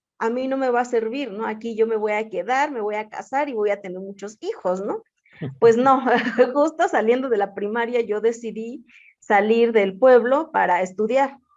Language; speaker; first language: Spanish; non-native, local second language; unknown